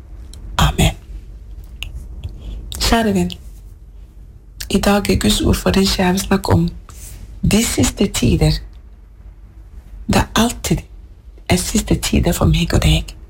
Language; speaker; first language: Norwegian; non-native, fluent; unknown